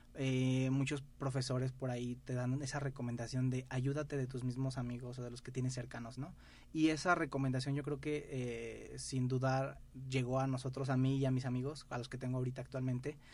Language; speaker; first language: Spanish; native; Spanish